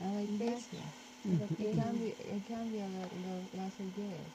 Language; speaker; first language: Spanish; non-native, learner; English